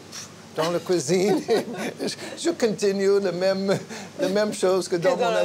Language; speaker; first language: French; non-native, fluent; English